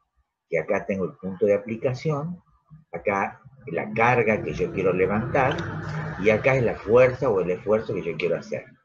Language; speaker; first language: Spanish; native; Spanish